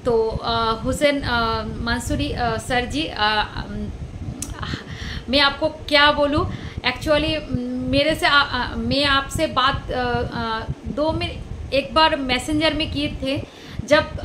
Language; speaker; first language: Hindi; non-native, local second language; Bangla